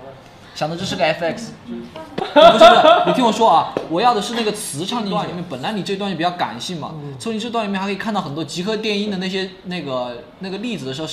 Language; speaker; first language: Chinese; native; Chinese